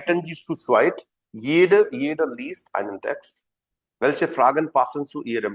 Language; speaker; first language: German; non-native, fluent; Hindi